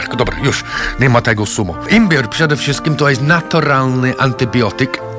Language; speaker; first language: Polish; non-native, fluent; English